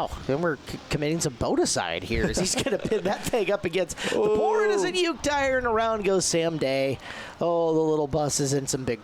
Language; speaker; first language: English; native; English